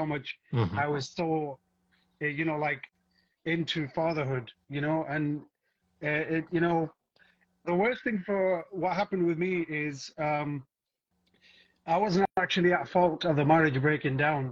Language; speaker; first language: English; native; English